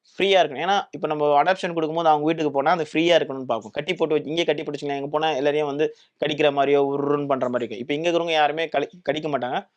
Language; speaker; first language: Tamil; native; Tamil